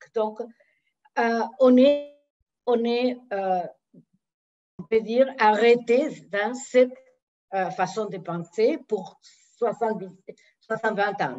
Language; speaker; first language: French; non-native, fluent; Spanish